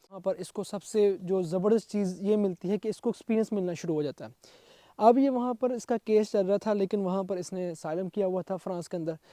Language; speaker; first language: Urdu; non-native, local second language; Punjabi